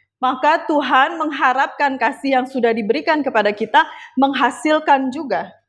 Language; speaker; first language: Indonesian; native; Indonesian